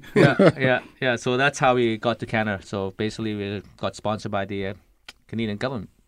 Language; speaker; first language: English; early bilingual, other home language; Lao